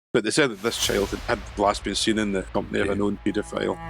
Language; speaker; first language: English; native; English